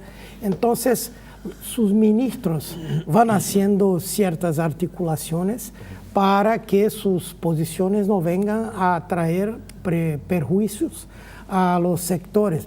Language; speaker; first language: Spanish; non-native, fluent; Portuguese